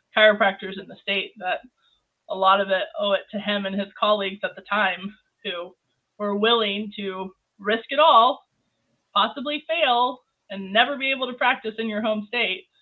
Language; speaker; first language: English; native; English